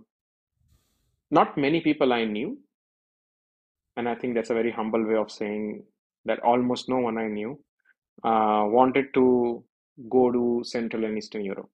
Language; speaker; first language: English; non-native, local second language; Hindi